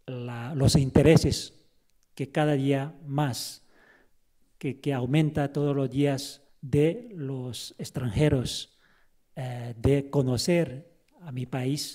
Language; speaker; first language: Spanish; non-native, fluent; Chinese